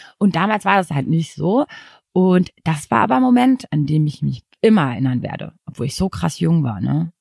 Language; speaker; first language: German; native; German